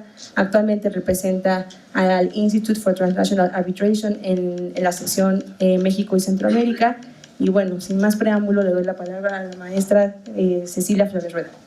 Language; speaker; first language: Spanish; native; Spanish